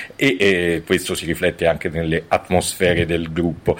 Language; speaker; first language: Italian; native; Italian